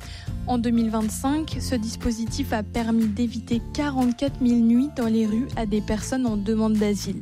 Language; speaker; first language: French; native; French